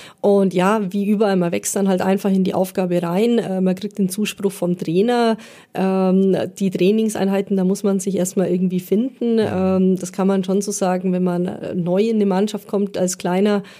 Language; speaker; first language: German; native; German